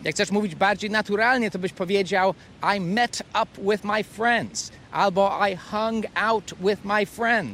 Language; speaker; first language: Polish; non-native, fluent; English